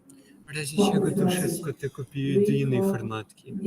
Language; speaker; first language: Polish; non-native, fluent; Ukrainian